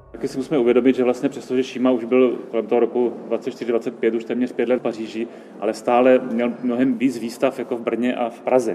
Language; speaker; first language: Czech; native; Czech